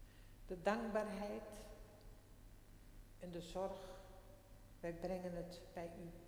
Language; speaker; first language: Dutch; non-native, local second language; Western Frisian